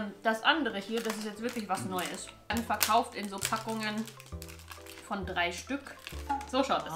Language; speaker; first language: German; native; German